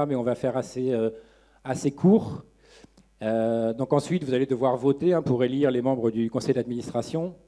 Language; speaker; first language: French; native; French